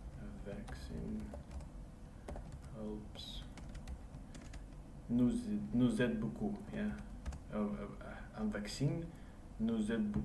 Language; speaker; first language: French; non-native, learner; English